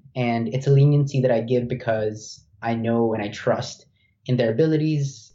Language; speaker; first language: English; non-native, local second language; Filipino